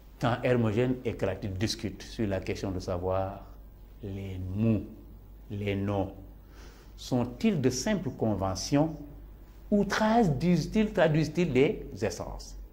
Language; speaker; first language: French; non-native, local second language; Serer